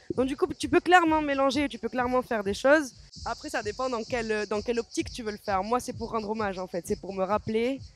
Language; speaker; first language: French; native; French